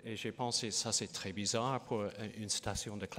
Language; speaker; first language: French; non-native, learner; English